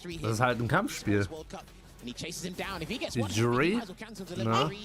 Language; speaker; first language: German; early bilingual, heritage; German